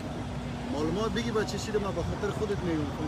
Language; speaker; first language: Persian; native; Persian